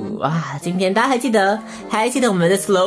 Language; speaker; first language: Chinese; native; Chinese